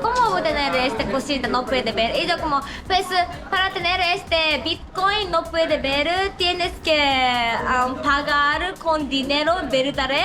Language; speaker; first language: Spanish; non-native, learner; Japanese